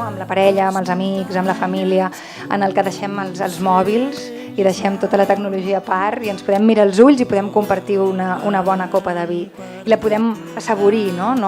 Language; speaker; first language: Catalan; native; Catalan